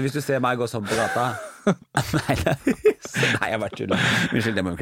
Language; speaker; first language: Norwegian; native; Norwegian